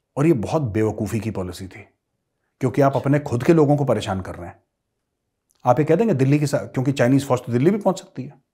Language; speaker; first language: Hindi; native; Hindi